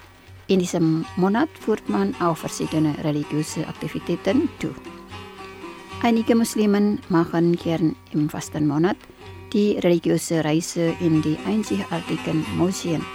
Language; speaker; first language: German; non-native, fluent; Indonesian